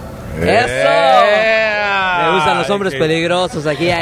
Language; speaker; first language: Spanish; native; Spanish